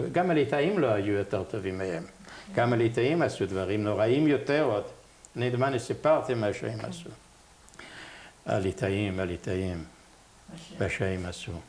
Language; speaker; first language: Hebrew; non-native, fluent; Yiddish